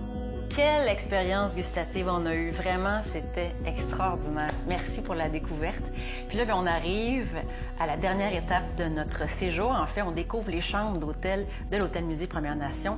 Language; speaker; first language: French; native; French